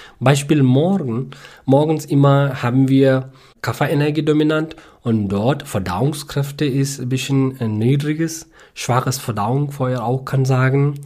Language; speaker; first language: German; non-native, learner; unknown